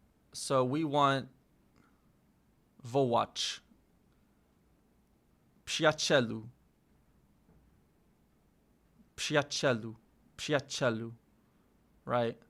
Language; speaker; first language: Polish; non-native, learner; English